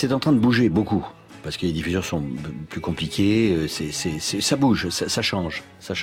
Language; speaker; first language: French; native; French